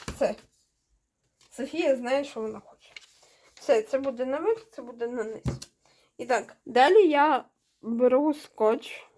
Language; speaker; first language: Ukrainian; non-native, local second language; Russian